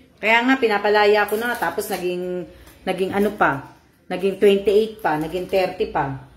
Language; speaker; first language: Filipino; native; Filipino